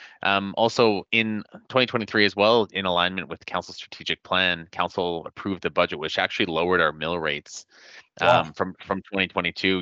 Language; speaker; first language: English; native; English